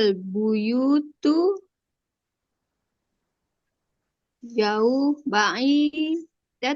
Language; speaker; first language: Arabic; non-native, learner; Indonesian